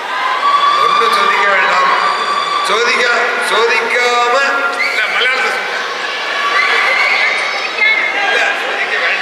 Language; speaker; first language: Malayalam; non-native, learner; Tamil